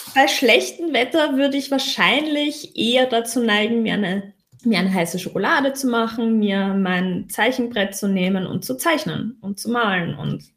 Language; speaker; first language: German; native; German